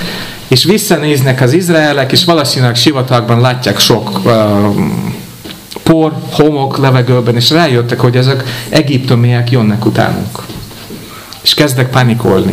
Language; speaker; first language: Hungarian; non-native, fluent; English